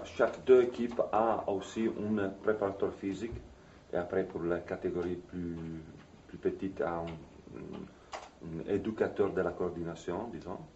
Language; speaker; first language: French; non-native, fluent; Italian